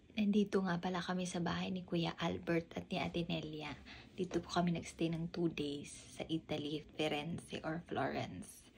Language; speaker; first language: Filipino; non-native, local second language; Cebuano